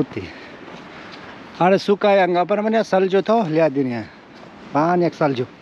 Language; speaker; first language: Indonesian; non-native, fluent; Persian